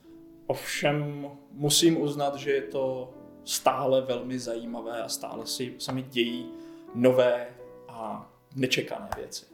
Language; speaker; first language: Czech; native; Czech